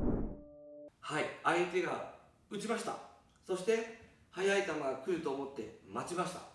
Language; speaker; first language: Japanese; native; Japanese